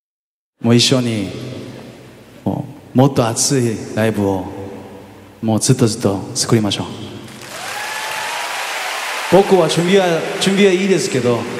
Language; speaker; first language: Japanese; non-native, fluent; Korean